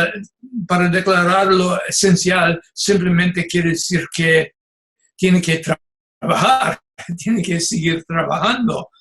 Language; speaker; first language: Spanish; non-native, fluent; English